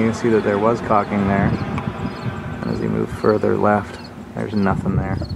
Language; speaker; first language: English; native; English